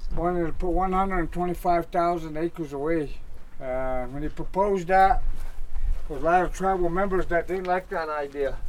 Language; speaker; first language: English; native; English